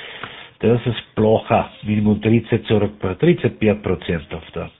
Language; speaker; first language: Russian; non-native, learner; German